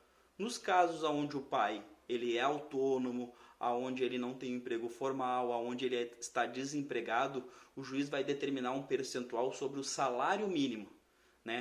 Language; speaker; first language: Portuguese; native; Portuguese